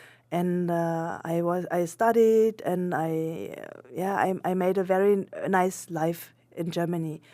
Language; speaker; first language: English; non-native, local second language; German